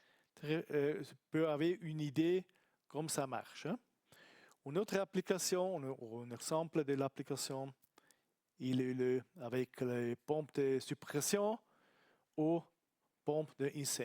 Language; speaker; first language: French; non-native, learner; Italian